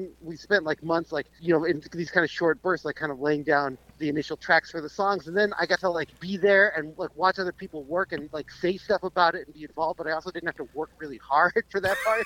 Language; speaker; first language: English; native; English